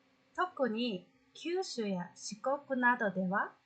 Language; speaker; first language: Japanese; non-native, fluent; Mongolian